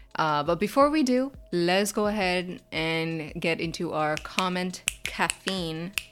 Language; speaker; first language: English; native; English